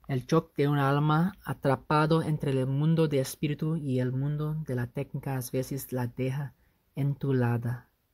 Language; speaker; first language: Spanish; non-native, fluent; English